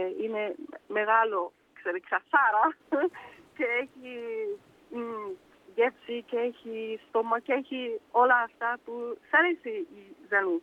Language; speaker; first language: Greek; early bilingual, heritage; Danish